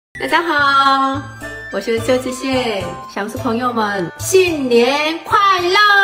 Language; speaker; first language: Chinese; non-native, fluent; Korean